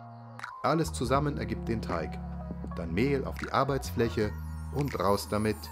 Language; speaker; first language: German; native; German